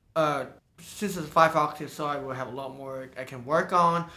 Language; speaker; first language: English; non-native, local second language; Cantonese